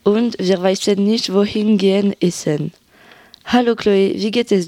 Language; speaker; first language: German; non-native, learner; French